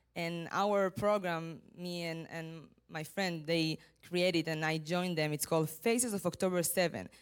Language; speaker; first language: English; non-native, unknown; Hebrew